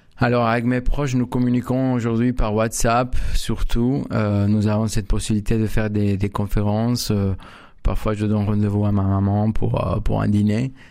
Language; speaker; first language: French; non-native, fluent; Spanish